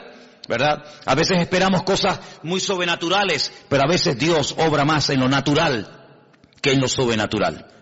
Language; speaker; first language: Spanish; native; Spanish